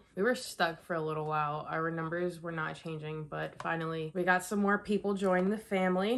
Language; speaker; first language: English; native; English